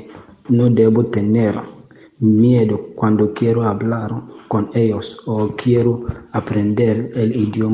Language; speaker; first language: Spanish; non-native, learner; English